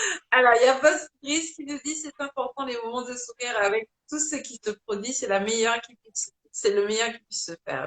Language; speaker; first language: French; native; French